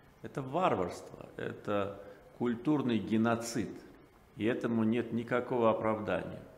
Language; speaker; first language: Russian; non-native, local second language; Azerbaijani